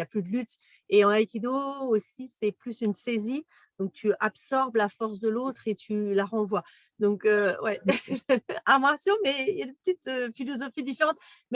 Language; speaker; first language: French; native; French